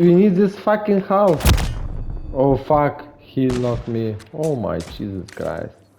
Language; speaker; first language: English; non-native, learner; Ukrainian